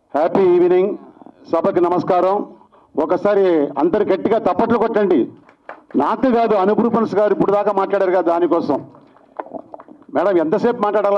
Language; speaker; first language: Telugu; native; Telugu